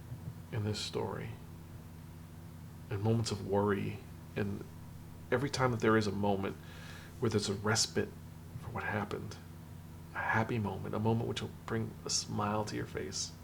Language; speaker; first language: English; native; English